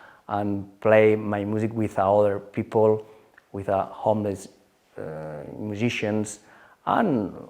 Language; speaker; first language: English; non-native, learner; Spanish